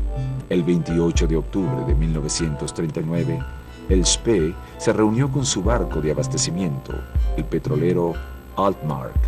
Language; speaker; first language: Spanish; native; Spanish